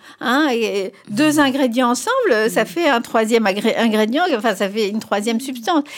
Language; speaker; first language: French; non-native, fluent; Spanish